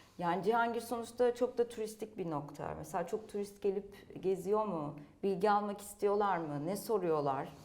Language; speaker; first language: Turkish; native; Turkish